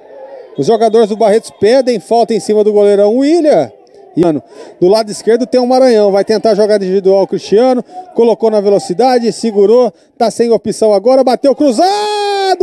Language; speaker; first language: Portuguese; native; Portuguese